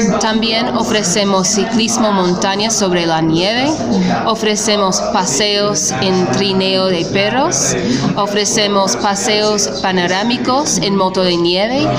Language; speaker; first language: Spanish; non-native, fluent; English